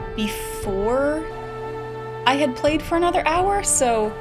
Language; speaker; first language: English; native; English